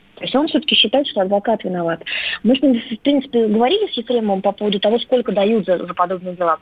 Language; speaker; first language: Russian; native; Russian